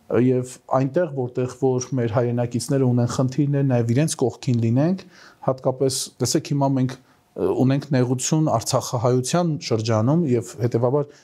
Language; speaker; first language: Armenian; native; Armenian